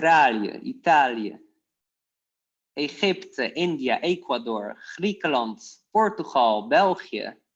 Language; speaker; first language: Dutch; non-native, fluent; Polish